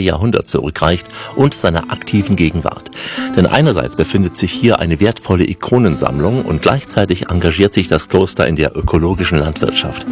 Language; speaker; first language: German; native; German